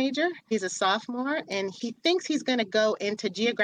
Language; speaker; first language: English; native; English